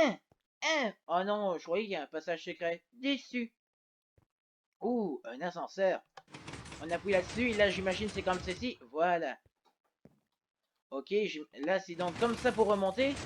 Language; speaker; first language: French; native; French